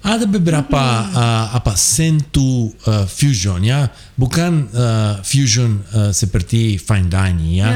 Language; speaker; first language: Indonesian; non-native, fluent; Portuguese